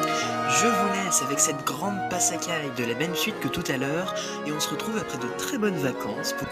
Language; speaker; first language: French; native; French